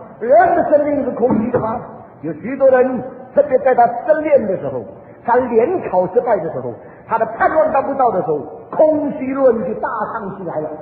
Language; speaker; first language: Chinese; early bilingual, heritage; Chinese